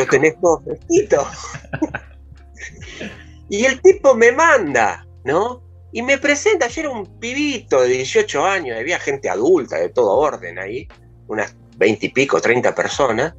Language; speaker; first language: Spanish; native; Spanish